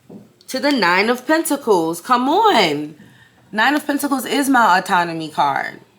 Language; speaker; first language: English; native; English